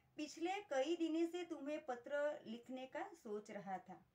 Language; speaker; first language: Hindi; non-native, local second language; Gujarati